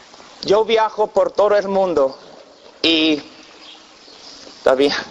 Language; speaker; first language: Spanish; non-native, fluent; English